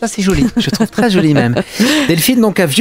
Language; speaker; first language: French; native; French